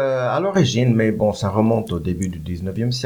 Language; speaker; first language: French; non-native, fluent; English